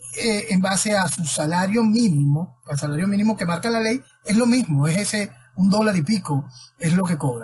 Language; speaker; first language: Spanish; native; Spanish